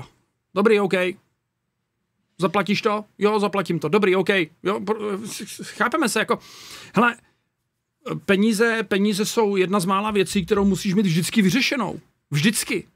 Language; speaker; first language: Czech; native; Czech